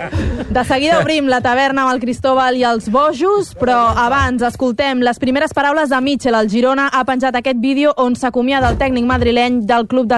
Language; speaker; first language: Catalan; native; Catalan